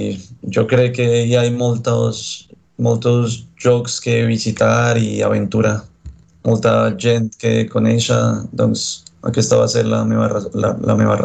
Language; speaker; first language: Catalan; non-native, learner; Spanish